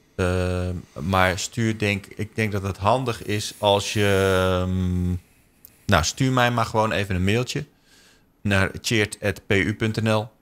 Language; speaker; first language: Dutch; native; Dutch